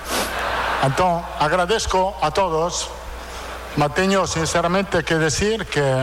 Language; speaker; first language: Portuguese; non-native, fluent; Italian